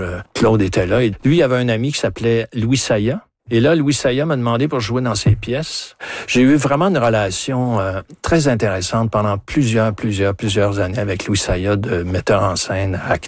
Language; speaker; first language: French; native; French